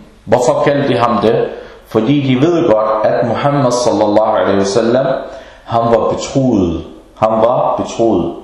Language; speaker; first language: Danish; early bilingual, other home language; Arabic